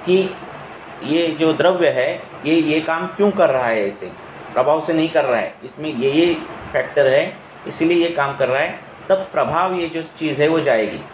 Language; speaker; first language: Hindi; non-native, local second language; Marathi